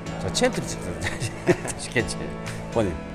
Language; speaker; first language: Russian; non-native, learner; Korean